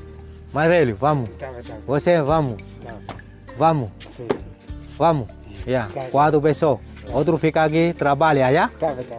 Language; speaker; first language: Portuguese; non-native, learner; Vietnamese